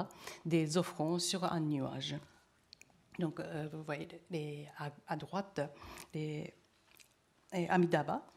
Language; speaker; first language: French; non-native, learner; Japanese